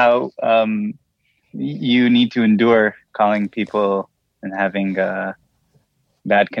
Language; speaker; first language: English; non-native, fluent; Hebrew